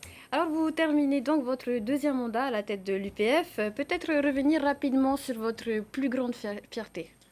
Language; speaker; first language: French; native; French